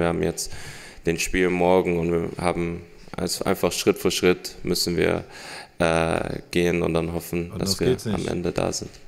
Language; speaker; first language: German; early bilingual, heritage; German